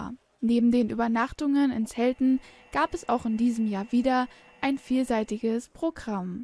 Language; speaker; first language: German; native; German